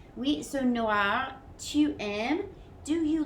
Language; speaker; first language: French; non-native, fluent; English